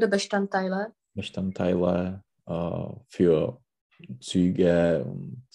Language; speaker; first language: German; non-native, learner; Czech